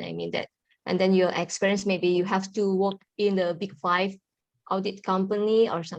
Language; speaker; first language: English; non-native, learner; Indonesian